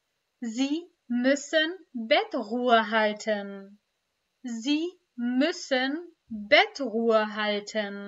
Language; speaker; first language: German; non-native, fluent; Urdu